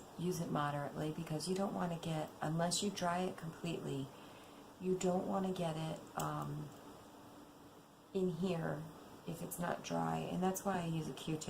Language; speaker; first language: English; native; English